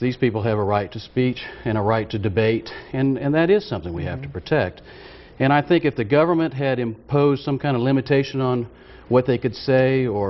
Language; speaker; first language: English; native; English